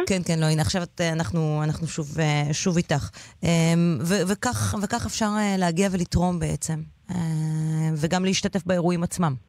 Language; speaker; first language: Hebrew; native; Hebrew